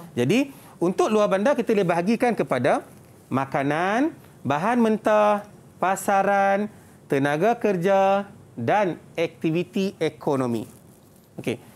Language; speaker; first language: Malay; native; Malay